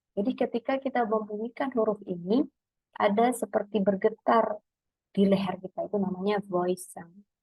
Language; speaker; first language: Indonesian; native; Indonesian